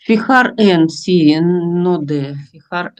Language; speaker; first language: Spanish; non-native, learner; Russian